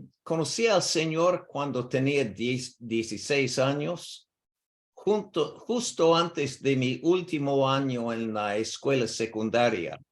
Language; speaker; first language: Spanish; non-native, learner; English